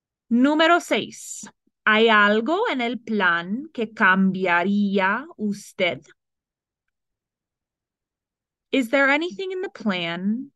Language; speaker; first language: Spanish; non-native, fluent; English